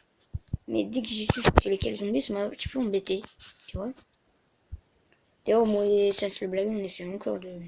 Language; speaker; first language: French; native; French